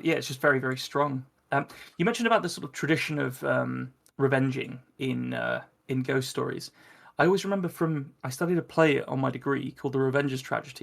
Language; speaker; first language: English; native; English